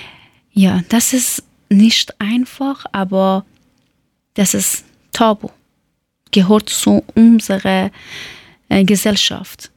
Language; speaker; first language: German; non-native, learner; Persian